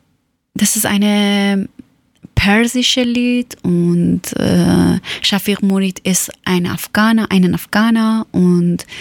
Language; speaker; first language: German; non-native, learner; Persian